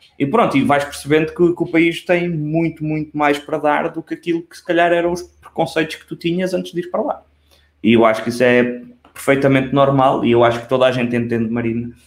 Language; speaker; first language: Portuguese; native; Portuguese